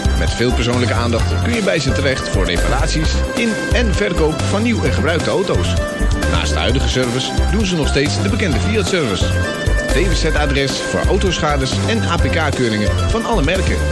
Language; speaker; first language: Dutch; native; Dutch